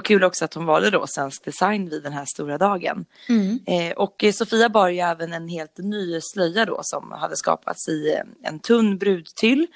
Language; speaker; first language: Swedish; native; Swedish